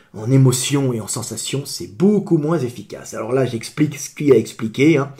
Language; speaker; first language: French; native; French